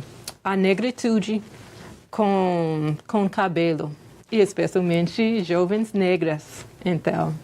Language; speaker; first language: Portuguese; non-native, fluent; English